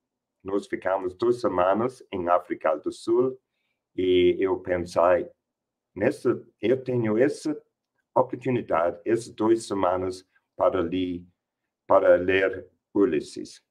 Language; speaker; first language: Portuguese; non-native, fluent; English